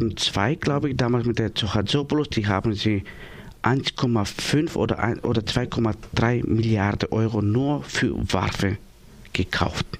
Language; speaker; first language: German; non-native, learner; Greek